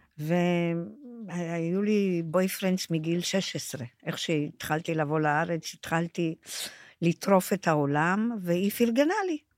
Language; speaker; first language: Hebrew; non-native, fluent; Romanian